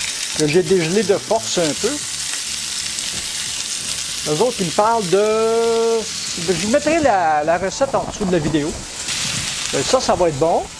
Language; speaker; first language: French; native; French